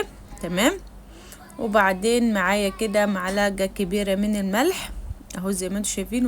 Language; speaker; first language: Arabic; native; Arabic